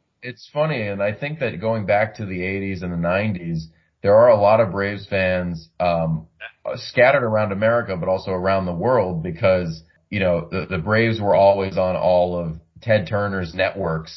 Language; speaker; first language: English; native; English